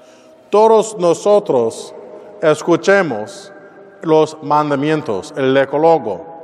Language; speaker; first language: Spanish; non-native, learner; English